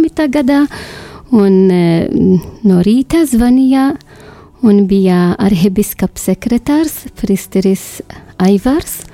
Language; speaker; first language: Latvian; non-native, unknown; Maltese